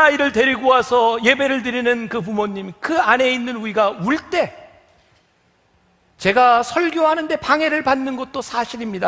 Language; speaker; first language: Korean; native; Korean